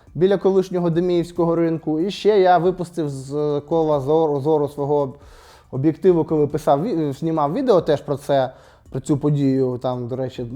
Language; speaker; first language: Ukrainian; native; Ukrainian